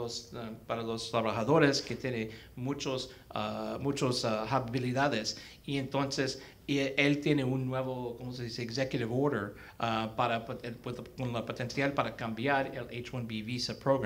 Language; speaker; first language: Spanish; early bilingual, heritage; Spanish